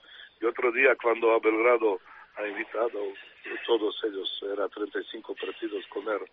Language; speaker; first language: Spanish; non-native, fluent; Serbian